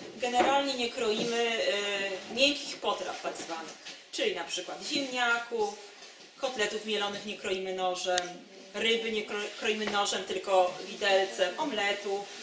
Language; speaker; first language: Polish; native; Polish